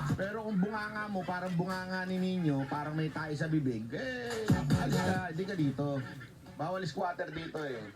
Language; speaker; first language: Filipino; native; Filipino